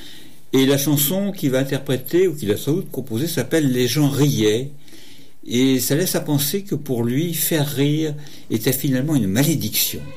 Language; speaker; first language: French; native; French